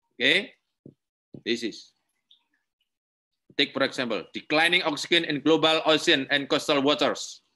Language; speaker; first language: English; non-native, learner; Indonesian